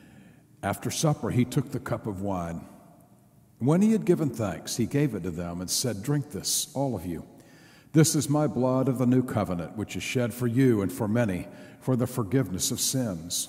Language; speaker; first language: English; native; English